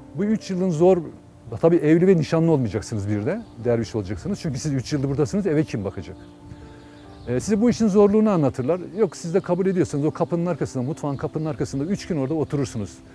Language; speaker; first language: Turkish; native; Turkish